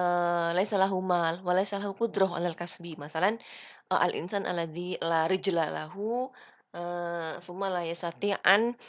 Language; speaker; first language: Arabic; non-native, fluent; Indonesian